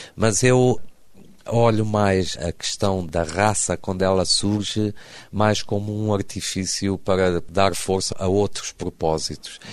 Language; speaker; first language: Portuguese; native; Portuguese